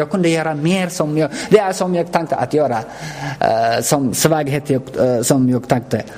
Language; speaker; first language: Swedish; non-native, learner; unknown